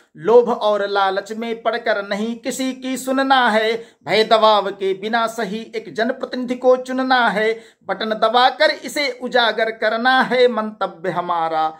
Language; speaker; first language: Hindi; native; Hindi